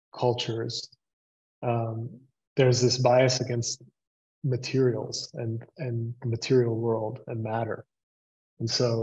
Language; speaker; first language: English; native; English